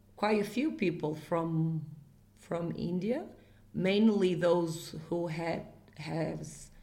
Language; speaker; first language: English; non-native, fluent; Portuguese